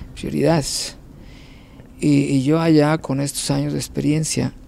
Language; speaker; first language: Spanish; native; Spanish